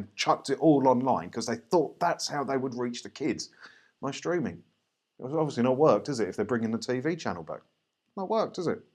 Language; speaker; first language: English; native; English